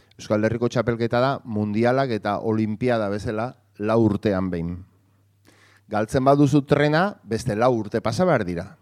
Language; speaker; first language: Basque; non-native, local second language; Spanish